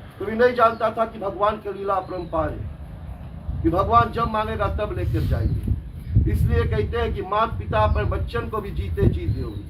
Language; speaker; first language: Hindi; native; Hindi